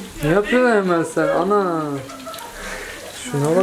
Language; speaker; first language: Turkish; native; Turkish